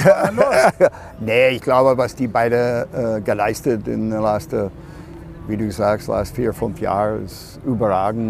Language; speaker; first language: German; non-native, fluent; English